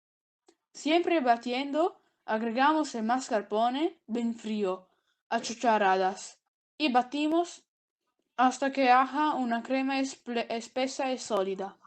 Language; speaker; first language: Spanish; non-native, learner; Italian